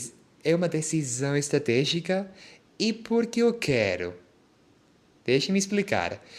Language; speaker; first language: Portuguese; non-native, fluent; Spanish